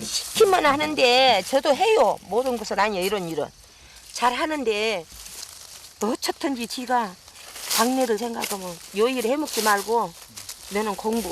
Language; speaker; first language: Korean; native; Korean